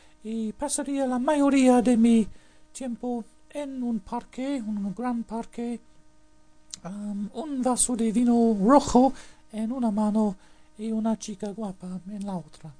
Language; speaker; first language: Spanish; non-native, fluent; English